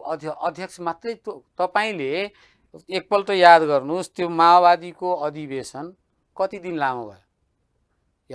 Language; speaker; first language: Nepali; native; Nepali